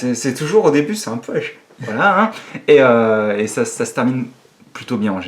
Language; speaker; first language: French; native; French